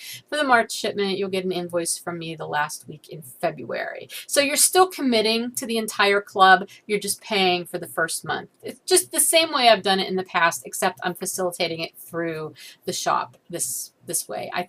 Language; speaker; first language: English; native; English